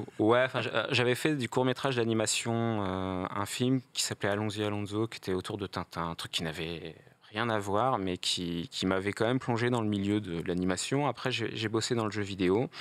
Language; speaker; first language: French; native; French